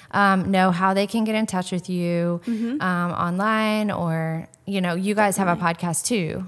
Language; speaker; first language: English; native; English